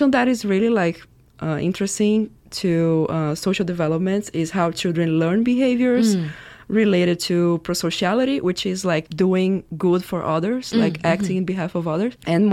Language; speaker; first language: English; non-native, fluent; Portuguese